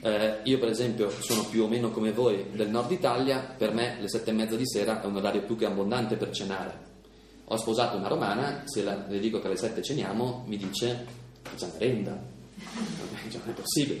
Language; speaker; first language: Italian; native; Italian